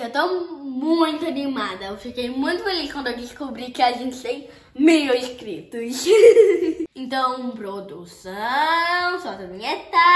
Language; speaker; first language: Portuguese; early bilingual, heritage; Portuguese